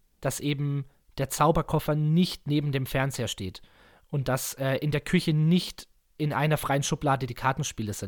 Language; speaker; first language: German; native; German